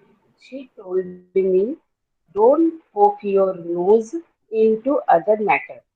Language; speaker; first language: English; non-native, learner; Hindi